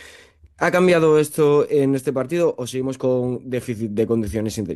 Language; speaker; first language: Spanish; native; Spanish